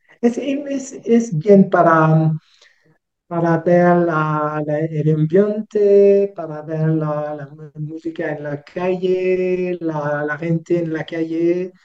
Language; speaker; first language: Spanish; non-native, learner; French